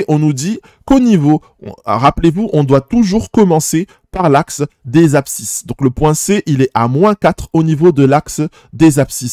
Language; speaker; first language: French; native; French